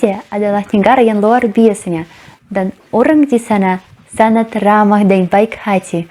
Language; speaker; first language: Indonesian; non-native, fluent; Russian